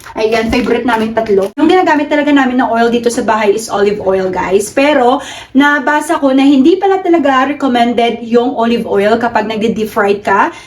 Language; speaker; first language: Filipino; non-native, local second language; Cebuano